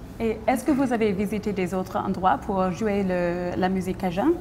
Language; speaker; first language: French; non-native, local second language; English